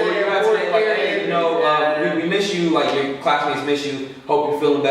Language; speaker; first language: English; native; English